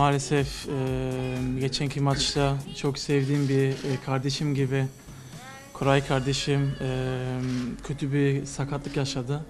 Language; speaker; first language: Turkish; early bilingual, other home language; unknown